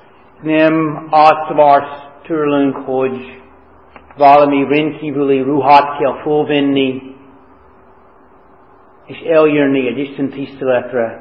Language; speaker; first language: Hungarian; non-native, fluent; English